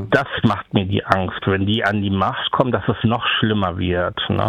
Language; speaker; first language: German; native; German